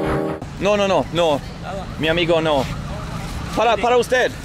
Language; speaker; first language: Spanish; non-native, learner; Norwegian